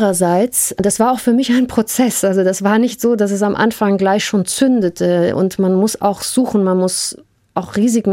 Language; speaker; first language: German; early bilingual, heritage; German